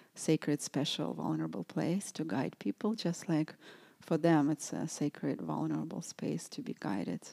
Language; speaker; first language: English; non-native, fluent; Russian